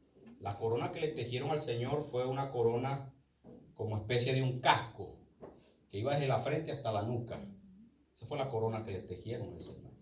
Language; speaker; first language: Spanish; native; Spanish